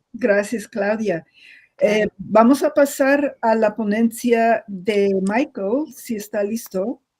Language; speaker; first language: Spanish; non-native, fluent; English